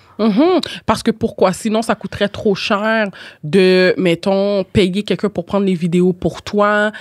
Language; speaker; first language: French; native; French